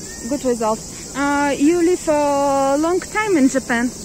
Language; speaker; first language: English; non-native, learner; Russian